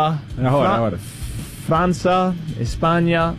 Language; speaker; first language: Portuguese; non-native, fluent; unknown